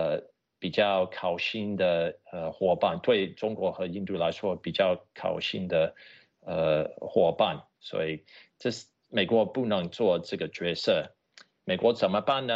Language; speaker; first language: Chinese; non-native, fluent; English